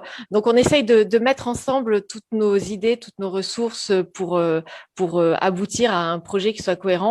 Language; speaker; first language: French; native; French